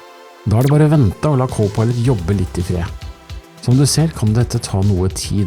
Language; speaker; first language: Norwegian; native; Norwegian